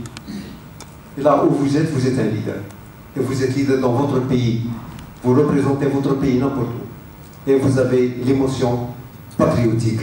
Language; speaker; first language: French; non-native, local second language; Arabic